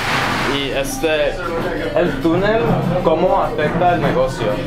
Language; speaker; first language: Spanish; early bilingual, other home language; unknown